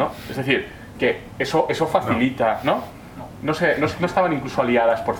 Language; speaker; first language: Spanish; native; Spanish